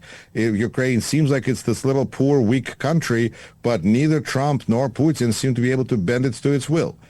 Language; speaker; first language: English; non-native, fluent; Russian